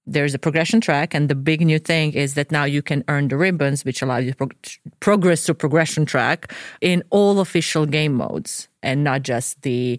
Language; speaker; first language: English; non-native, fluent; Croatian